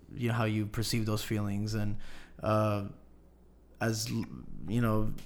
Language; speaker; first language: English; native; English